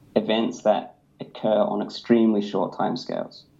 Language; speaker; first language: English; native; English